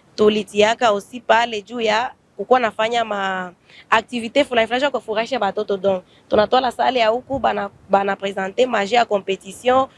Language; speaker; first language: Swahili; native; Swahili